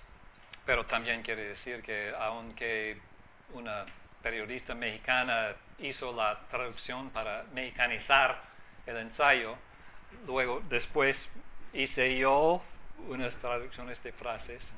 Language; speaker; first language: Spanish; non-native, fluent; English